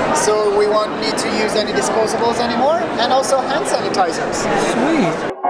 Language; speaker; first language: English; non-native, fluent; French